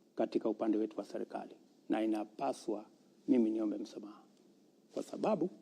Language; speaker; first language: Swahili; non-native, local second language; Kalenjin